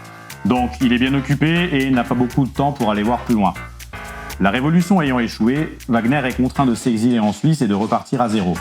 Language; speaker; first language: French; native; French